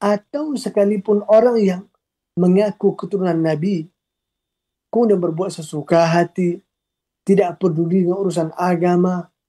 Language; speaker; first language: Indonesian; native; Indonesian